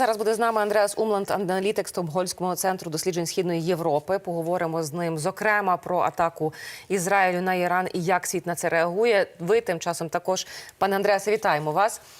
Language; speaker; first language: Ukrainian; native; Ukrainian